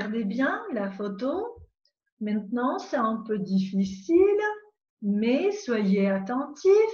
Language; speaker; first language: French; non-native, fluent; Macedonian